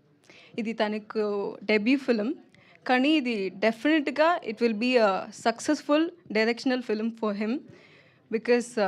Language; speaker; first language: Telugu; non-native, learner; Tamil